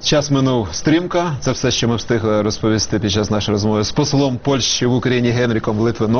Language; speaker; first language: Ukrainian; native; Ukrainian